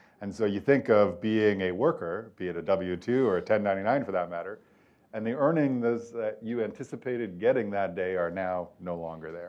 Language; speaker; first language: English; native; English